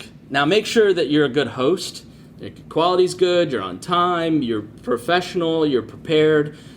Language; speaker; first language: English; native; English